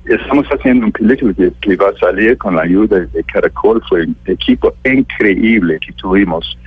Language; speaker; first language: Spanish; non-native, fluent; English